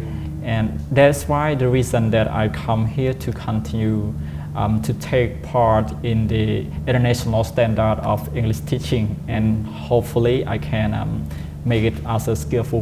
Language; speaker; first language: English; non-native, fluent; Khmer